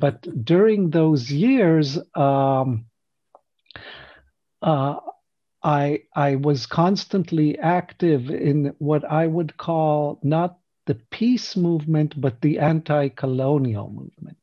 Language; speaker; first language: English; non-native, fluent; Hebrew